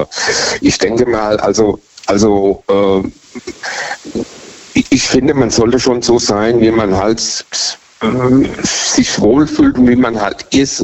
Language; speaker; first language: German; native; German